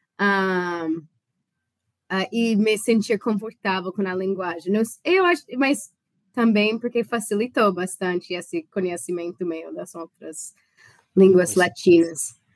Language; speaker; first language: Portuguese; non-native, fluent; English